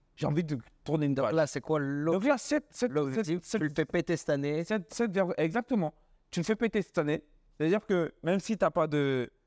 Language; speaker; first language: French; early bilingual, other home language; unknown